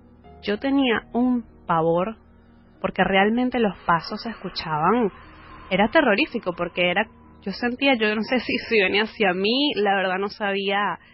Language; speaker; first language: Spanish; native; Spanish